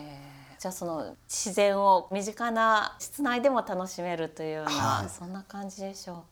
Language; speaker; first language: Japanese; native; Japanese